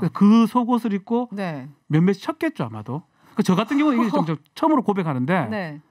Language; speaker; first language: Korean; native; Korean